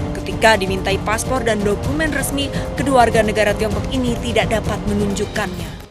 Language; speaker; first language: Indonesian; native; Indonesian